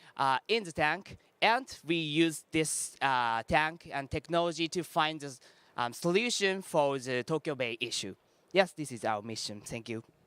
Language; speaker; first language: English; non-native, learner; Japanese